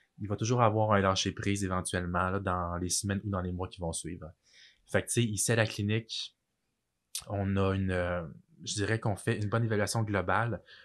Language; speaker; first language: French; native; French